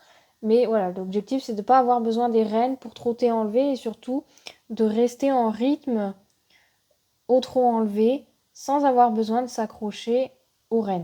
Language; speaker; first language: French; native; French